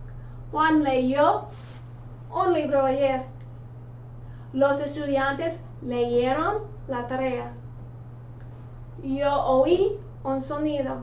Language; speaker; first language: Spanish; non-native, fluent; English